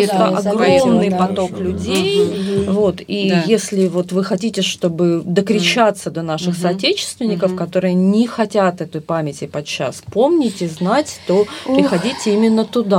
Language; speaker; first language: Russian; native; Russian